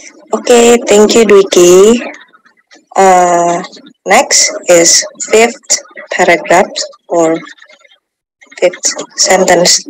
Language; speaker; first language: English; non-native, learner; Indonesian